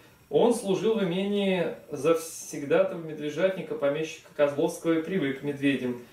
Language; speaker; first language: Russian; native; Russian